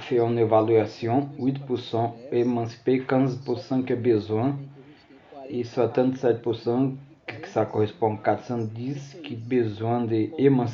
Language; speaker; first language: French; non-native, learner; Portuguese